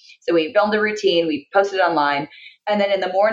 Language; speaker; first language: English; native; English